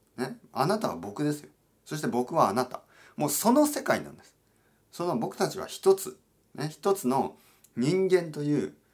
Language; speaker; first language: Japanese; native; Japanese